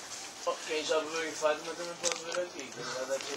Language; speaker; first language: Portuguese; native; Portuguese